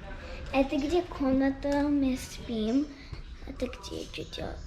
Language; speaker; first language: Russian; non-native, learner; English